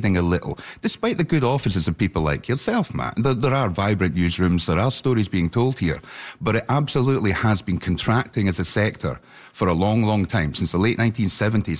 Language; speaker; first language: English; native; English